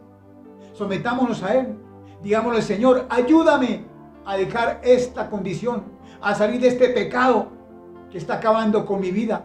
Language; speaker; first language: Spanish; native; Spanish